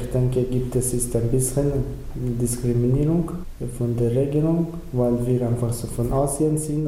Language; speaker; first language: German; non-native, learner; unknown